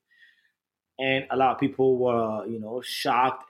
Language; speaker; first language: English; non-native, local second language; Ganda